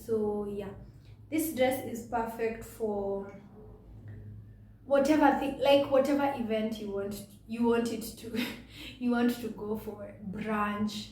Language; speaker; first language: English; non-native, local second language; Swahili